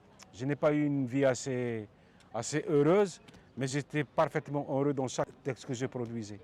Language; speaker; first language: French; non-native, local second language; Arabic